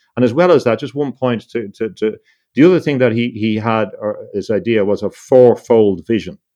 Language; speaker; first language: English; native; English